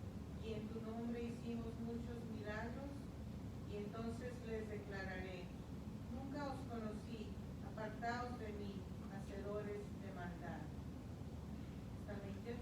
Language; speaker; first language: Spanish; native; Spanish